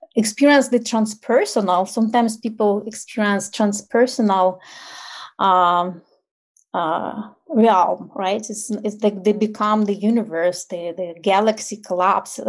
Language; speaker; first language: English; non-native, fluent; Ukrainian